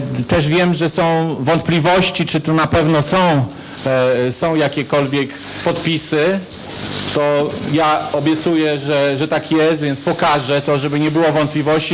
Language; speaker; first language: Polish; native; Polish